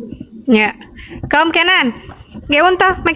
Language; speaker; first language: German; non-native, learner; Indonesian